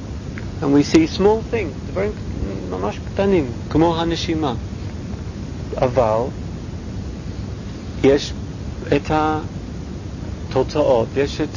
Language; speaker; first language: Hebrew; non-native, fluent; English